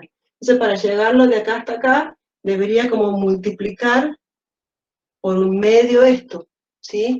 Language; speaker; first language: Spanish; native; Spanish